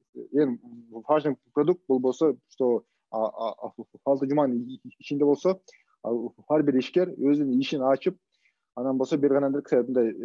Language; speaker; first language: Kyrgyz; non-native, local second language; Russian